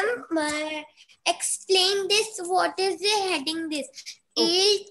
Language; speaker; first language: English; non-native, local second language; Hindi